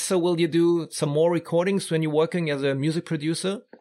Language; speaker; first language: English; non-native, fluent; German